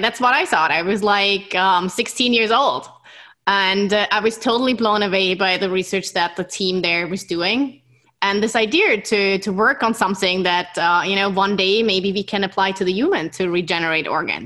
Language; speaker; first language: English; non-native, fluent; German